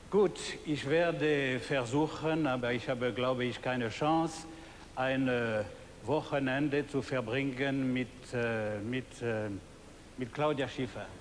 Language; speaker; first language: German; non-native, fluent; French